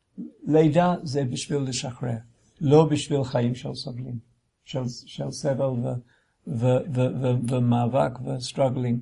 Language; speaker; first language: Hebrew; non-native, fluent; English